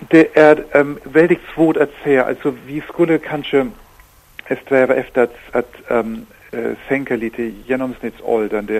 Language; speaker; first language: Swedish; non-native, fluent; German